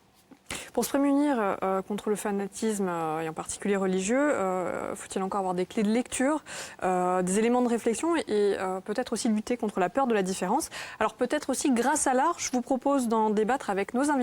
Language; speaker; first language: French; native; French